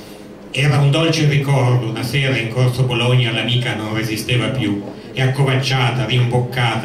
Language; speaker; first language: Italian; native; Italian